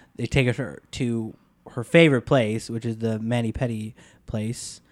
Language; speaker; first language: English; native; English